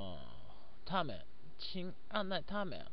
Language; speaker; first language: Chinese; non-native, learner; Japanese